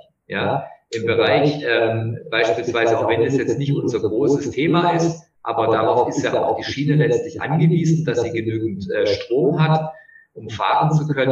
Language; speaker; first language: German; native; German